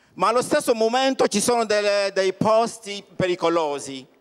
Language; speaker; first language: Italian; non-native, fluent; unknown